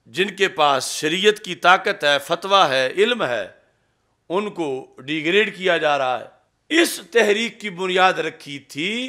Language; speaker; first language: Urdu; non-native, local second language; Punjabi